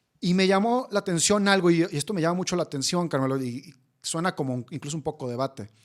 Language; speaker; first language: Spanish; native; Spanish